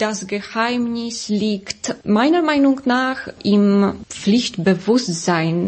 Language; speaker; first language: German; non-native, fluent; Polish